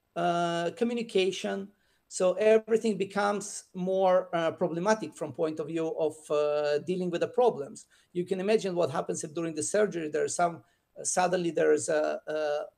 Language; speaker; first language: English; non-native, fluent; Russian